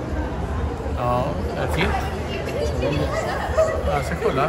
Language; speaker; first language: Swedish; native; Swedish